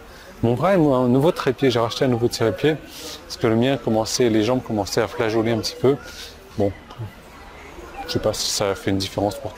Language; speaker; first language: French; native; French